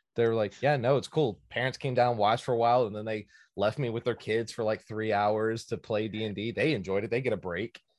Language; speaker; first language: English; native; English